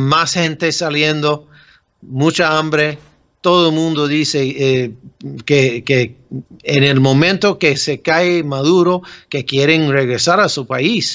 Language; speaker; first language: Spanish; non-native, fluent; English